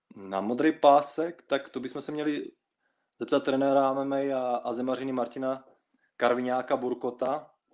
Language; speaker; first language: Czech; early bilingual, other home language; Russian